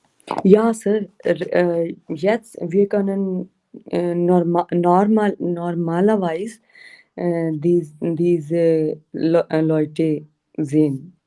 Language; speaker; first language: German; non-native, learner; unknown